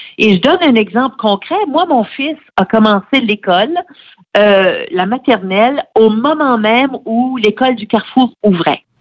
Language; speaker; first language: French; native; French